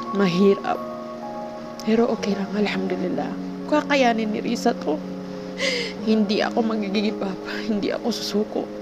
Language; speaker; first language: Filipino; non-native, local second language; Cebuano